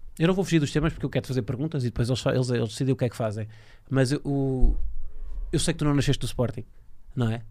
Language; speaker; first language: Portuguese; native; Portuguese